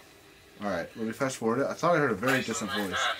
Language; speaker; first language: English; native; English